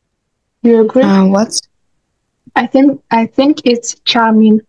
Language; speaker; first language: English; non-native, learner; Russian